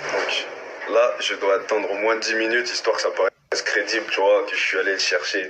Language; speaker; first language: French; native; French